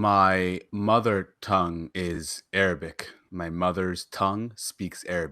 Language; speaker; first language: English; non-native, fluent; Arabic